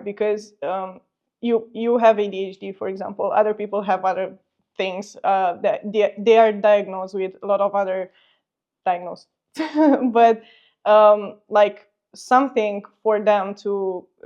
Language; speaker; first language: English; non-native, fluent; Romanian